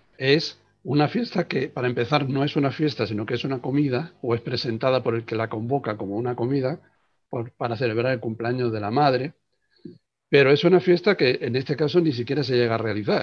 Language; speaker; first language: Spanish; native; Spanish